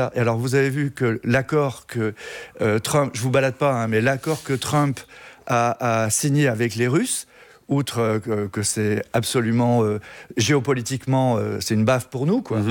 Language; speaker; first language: French; native; French